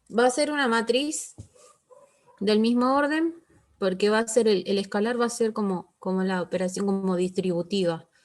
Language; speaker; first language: Spanish; native; Spanish